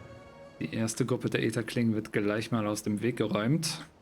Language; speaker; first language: German; native; German